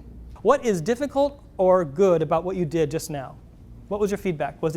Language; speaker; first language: English; native; English